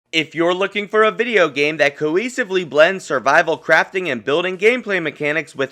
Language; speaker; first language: English; native; English